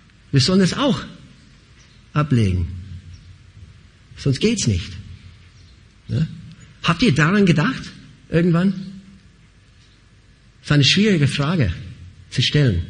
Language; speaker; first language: German; non-native, fluent; English